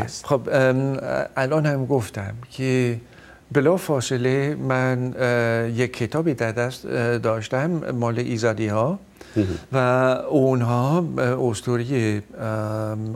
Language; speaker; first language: Persian; non-native, fluent; Dutch